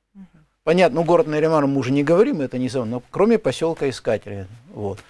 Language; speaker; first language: Russian; native; Russian